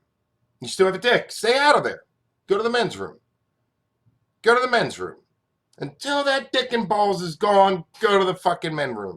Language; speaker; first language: English; native; English